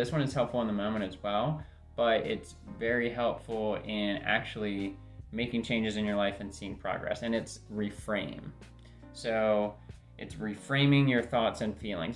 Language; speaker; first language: English; native; English